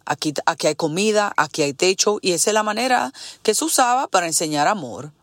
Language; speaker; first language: Spanish; early bilingual, heritage; Spanish